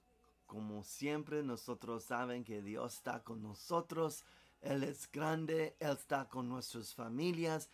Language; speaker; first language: Spanish; non-native, learner; English